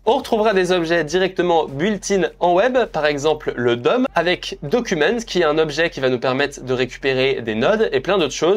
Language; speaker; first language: French; native; French